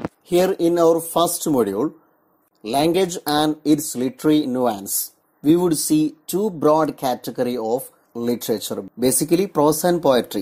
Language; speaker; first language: English; non-native, local second language; Malayalam